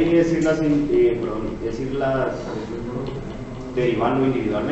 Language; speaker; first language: Spanish; native; Spanish